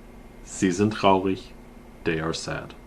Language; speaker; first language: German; non-native, fluent; English